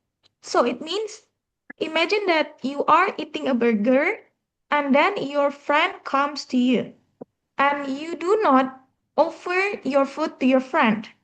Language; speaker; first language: English; non-native, fluent; Indonesian